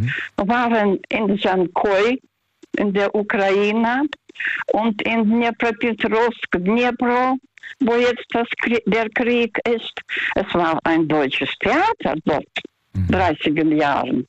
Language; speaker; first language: German; early bilingual, heritage; Russian